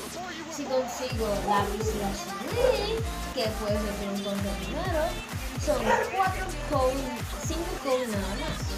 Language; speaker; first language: Spanish; early bilingual, heritage; Spanish